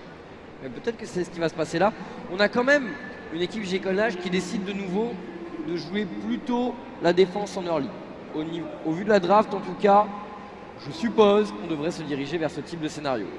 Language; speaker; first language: French; native; French